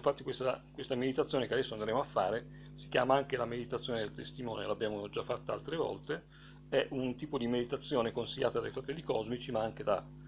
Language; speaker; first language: Italian; native; Italian